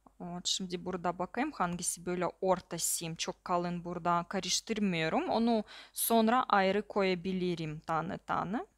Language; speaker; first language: Turkish; non-native, learner; Russian